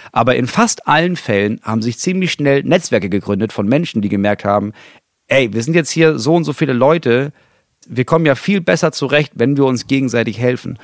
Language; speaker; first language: German; native; German